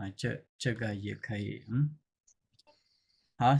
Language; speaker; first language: Chinese; non-native, fluent; Khmer